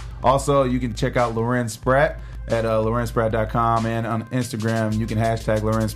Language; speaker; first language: English; native; English